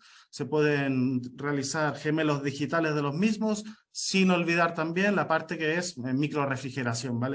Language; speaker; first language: Spanish; native; Spanish